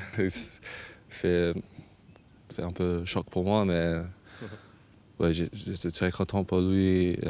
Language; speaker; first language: French; non-native, fluent; English